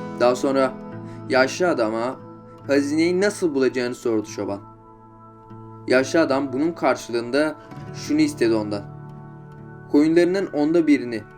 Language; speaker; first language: Turkish; native; Turkish